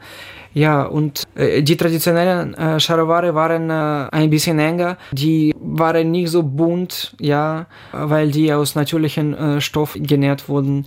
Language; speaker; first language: German; non-native, fluent; Ukrainian